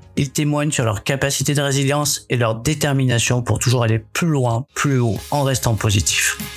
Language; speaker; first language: French; native; French